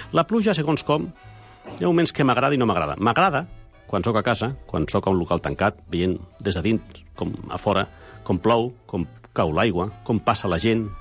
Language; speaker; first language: Catalan; native; Catalan